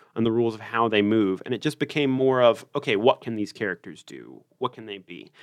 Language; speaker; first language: English; native; English